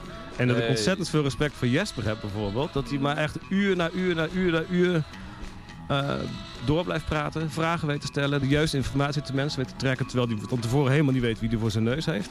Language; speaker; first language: Dutch; native; Dutch